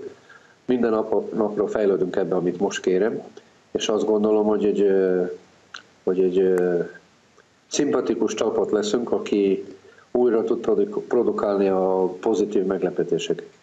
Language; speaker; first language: Hungarian; non-native, fluent; Serbian